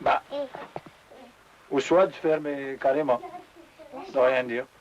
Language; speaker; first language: French; native; French